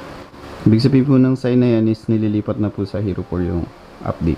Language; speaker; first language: Filipino; native; Filipino